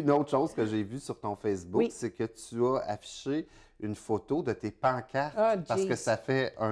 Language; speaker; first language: French; native; French